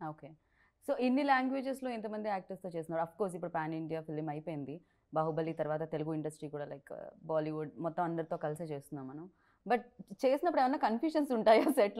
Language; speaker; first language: Telugu; native; Telugu